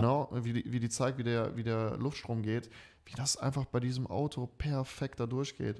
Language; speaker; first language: German; native; German